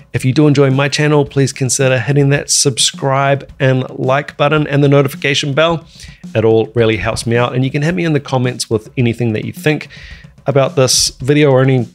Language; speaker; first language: English; native; English